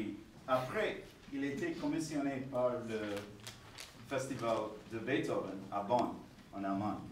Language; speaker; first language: French; non-native, fluent; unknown